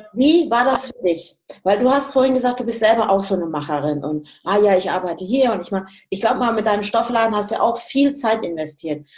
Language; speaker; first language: German; native; German